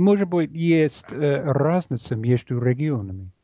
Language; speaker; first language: Russian; non-native, learner; English